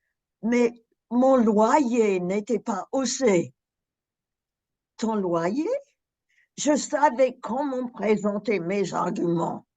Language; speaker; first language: French; non-native, fluent; English